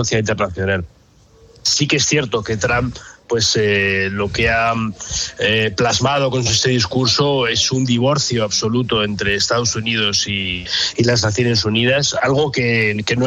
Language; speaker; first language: Spanish; native; Spanish